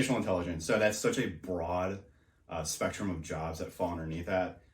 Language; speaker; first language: English; native; English